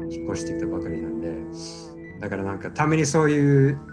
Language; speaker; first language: Japanese; non-native, fluent; English